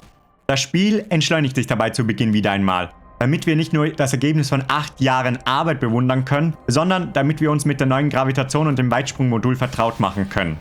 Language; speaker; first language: German; native; German